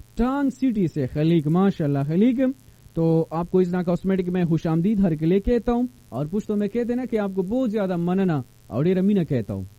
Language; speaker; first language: Urdu; non-native, local second language; Pashto